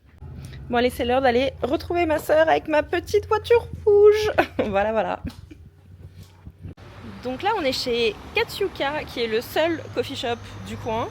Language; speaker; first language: French; native; French